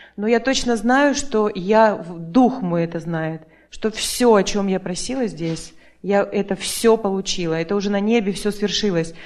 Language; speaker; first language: Russian; native; Russian